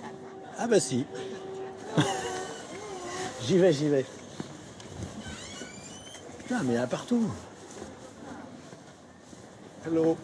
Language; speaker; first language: French; native; French